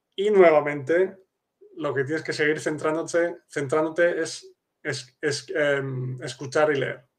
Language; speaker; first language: Spanish; native; Spanish